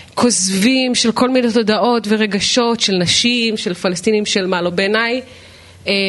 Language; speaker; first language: Hebrew; native; Hebrew